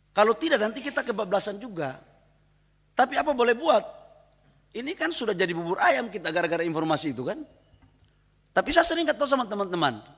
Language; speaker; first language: Indonesian; native; Indonesian